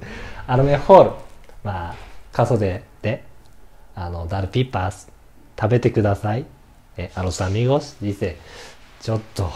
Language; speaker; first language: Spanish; non-native, learner; Japanese